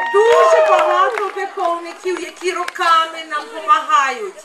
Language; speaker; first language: Ukrainian; early bilingual, heritage; Ukrainian